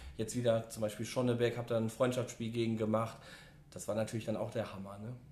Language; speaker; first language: German; native; German